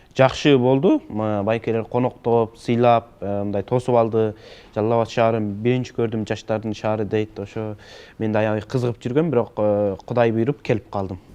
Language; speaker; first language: Kyrgyz; early bilingual, heritage; Kyrgyz